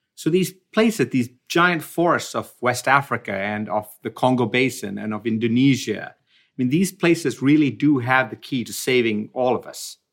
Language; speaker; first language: English; non-native, local second language; Tamil